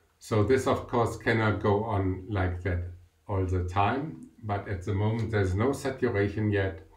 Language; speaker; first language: English; non-native, fluent; German